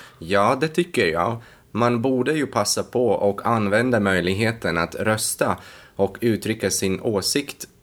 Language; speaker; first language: Swedish; non-native, fluent; Latvian